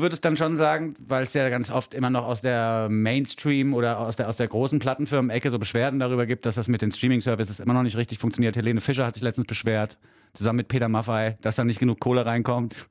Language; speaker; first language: German; native; German